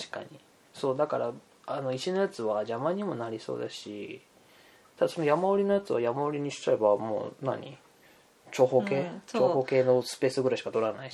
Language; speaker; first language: Japanese; native; Japanese